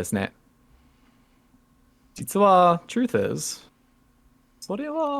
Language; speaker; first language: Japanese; non-native, learner; English